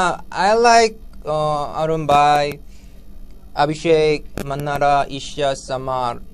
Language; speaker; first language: English; non-native, learner; Korean